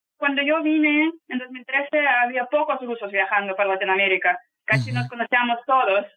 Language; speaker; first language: Spanish; non-native, fluent; Russian